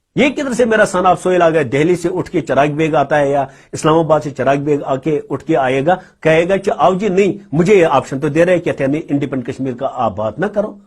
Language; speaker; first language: Urdu; non-native, local second language; Kashmiri